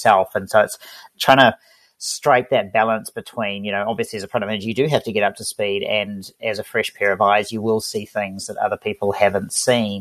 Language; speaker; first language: English; native; English